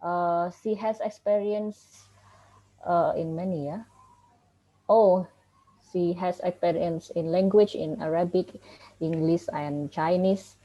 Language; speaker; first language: English; non-native, learner; Indonesian